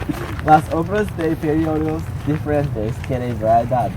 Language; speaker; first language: Spanish; non-native, learner; English